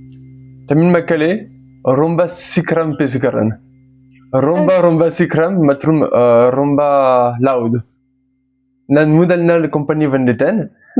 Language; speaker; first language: Tamil; non-native, learner; French